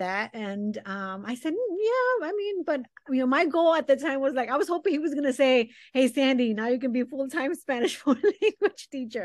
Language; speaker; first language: English; early bilingual, other home language; Spanish